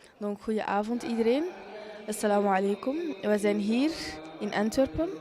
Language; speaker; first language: Dutch; early bilingual, other home language; Wolof